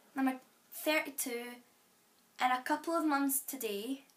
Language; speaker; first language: English; native; English